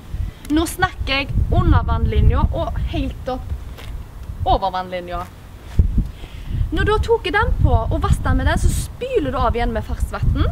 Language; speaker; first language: Norwegian; native; Norwegian